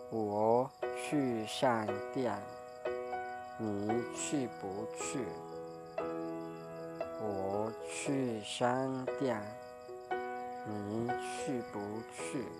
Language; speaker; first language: Chinese; non-native, fluent; Hmong